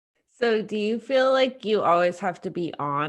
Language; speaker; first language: English; native; English